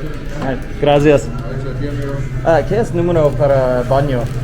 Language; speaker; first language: Spanish; non-native, learner; English